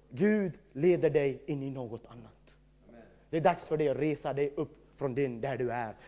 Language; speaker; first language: Swedish; non-native, fluent; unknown